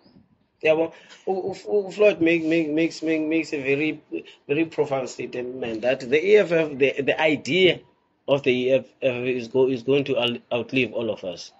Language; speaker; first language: English; non-native, local second language; Xhosa